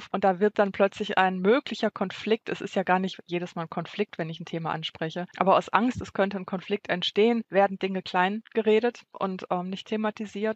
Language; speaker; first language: German; native; German